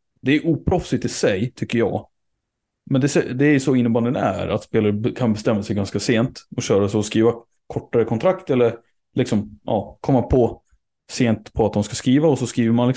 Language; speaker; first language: Swedish; native; Swedish